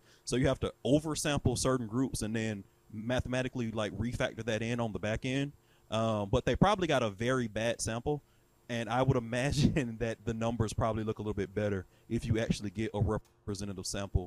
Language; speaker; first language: English; native; English